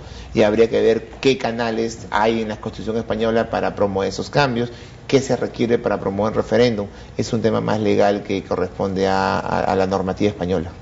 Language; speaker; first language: Spanish; native; Spanish